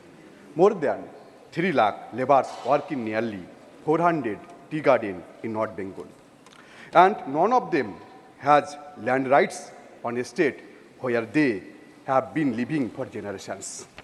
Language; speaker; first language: English; non-native, local second language; Bangla